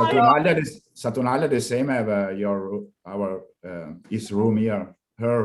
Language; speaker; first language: English; non-native, learner; Italian